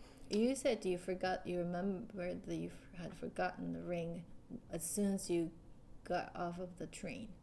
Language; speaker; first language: English; non-native, fluent; Japanese